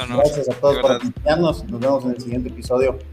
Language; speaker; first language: Spanish; native; Spanish